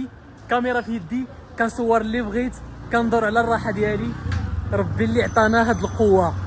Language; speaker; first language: Arabic; native; Arabic